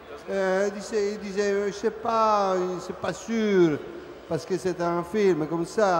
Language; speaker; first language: French; non-native, fluent; Italian